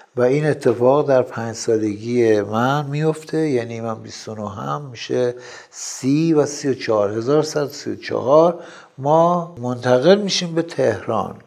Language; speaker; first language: Persian; non-native, local second language; Azerbaijani